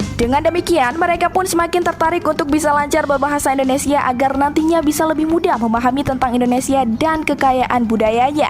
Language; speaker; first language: Indonesian; native; Indonesian